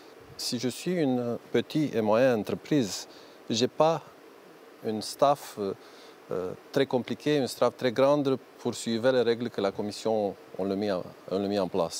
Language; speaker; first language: French; non-native, learner; Romanian